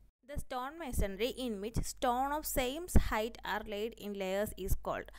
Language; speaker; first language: English; non-native, local second language; Malayalam